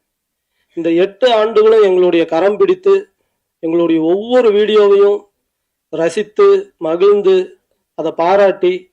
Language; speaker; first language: Tamil; native; Tamil